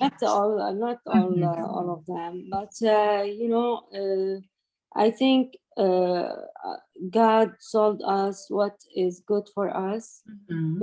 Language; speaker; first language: English; non-native, learner; Arabic